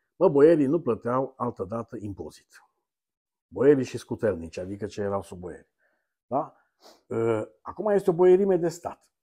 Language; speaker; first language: Romanian; native; Romanian